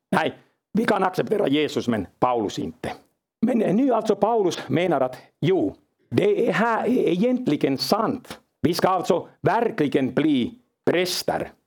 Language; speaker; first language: Swedish; non-native, local second language; Finnish